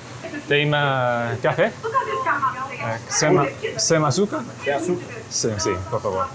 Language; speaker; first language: Portuguese; non-native, learner; Korean